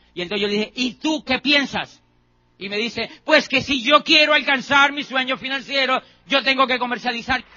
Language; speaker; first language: Spanish; native; Spanish